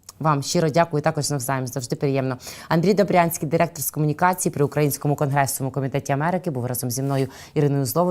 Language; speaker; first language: Ukrainian; native; Ukrainian